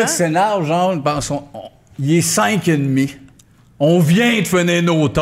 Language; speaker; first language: French; native; French